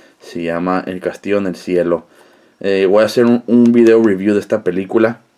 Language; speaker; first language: Spanish; early bilingual, heritage; Spanish